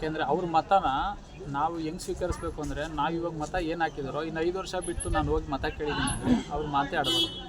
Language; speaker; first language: Kannada; native; Kannada